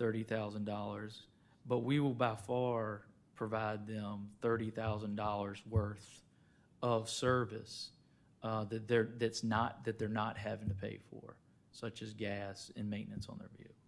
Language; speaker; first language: English; native; English